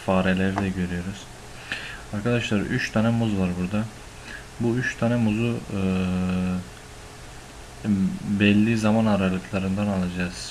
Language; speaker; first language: Turkish; native; Turkish